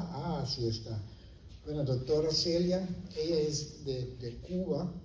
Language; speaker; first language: Spanish; non-native, fluent; Papiamento